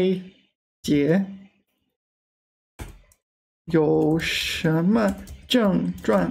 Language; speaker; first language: Chinese; non-native, learner; English